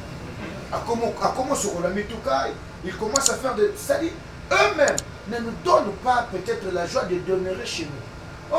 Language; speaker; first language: French; non-native, local second language; Lingala